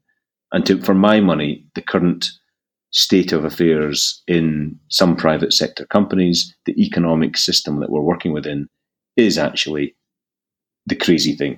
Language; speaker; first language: English; native; English